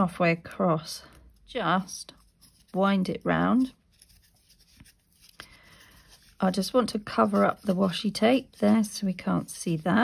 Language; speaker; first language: English; native; English